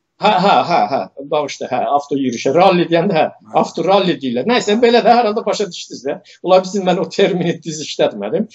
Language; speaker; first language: Azerbaijani; non-native, local second language; Talysh